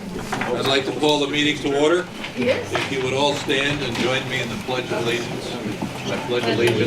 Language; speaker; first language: English; native; English